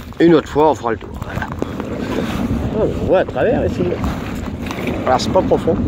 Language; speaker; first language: French; native; French